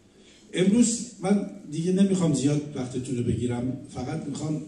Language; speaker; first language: Persian; native; Persian